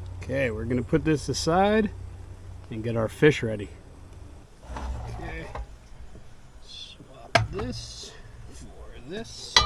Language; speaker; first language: English; native; English